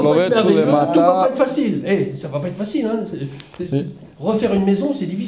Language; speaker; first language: French; native; French